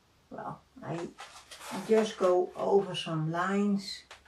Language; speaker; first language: English; non-native, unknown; Dutch